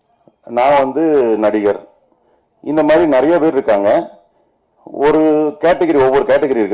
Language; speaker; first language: Tamil; native; Tamil